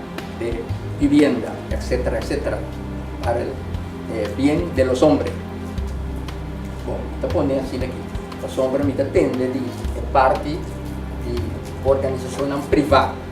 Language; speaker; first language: Spanish; non-native, learner; Papiamento